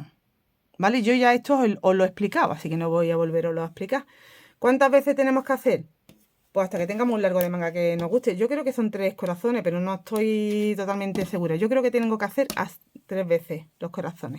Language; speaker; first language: Spanish; native; Spanish